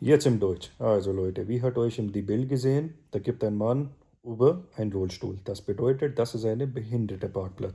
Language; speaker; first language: German; non-native, learner; Urdu